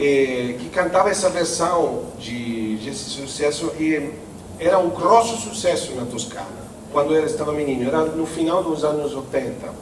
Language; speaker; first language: Portuguese; non-native, fluent; Italian